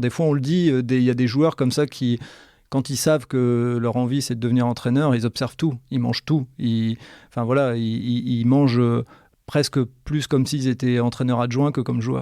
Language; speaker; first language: French; native; French